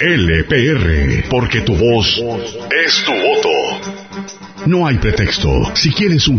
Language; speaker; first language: Spanish; native; Spanish